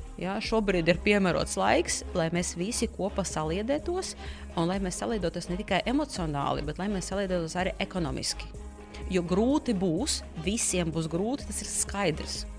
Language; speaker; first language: Latvian; non-native, local second language; Russian